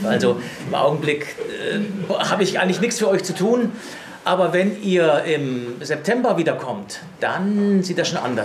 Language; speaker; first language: German; native; German